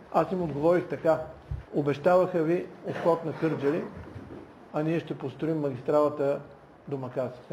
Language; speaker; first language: Bulgarian; native; Bulgarian